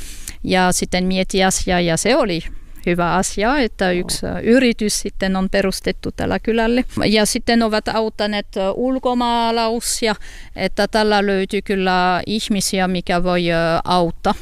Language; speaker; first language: Finnish; non-native, learner; French